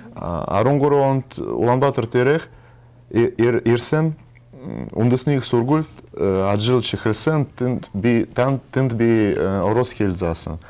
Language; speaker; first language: Mongolian; non-native, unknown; Russian